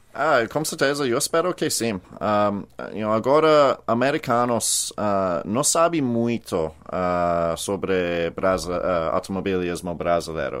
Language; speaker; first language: Portuguese; non-native, learner; English